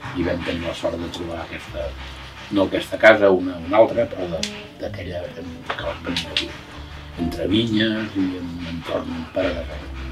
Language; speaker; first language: Catalan; native; Catalan